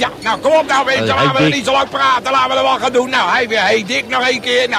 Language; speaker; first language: Dutch; native; Dutch